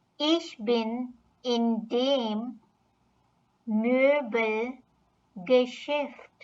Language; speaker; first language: German; non-native, fluent; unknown